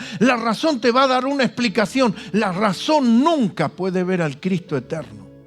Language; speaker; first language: Spanish; native; Spanish